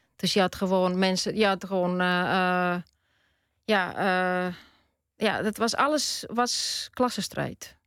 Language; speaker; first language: Dutch; non-native, fluent; Russian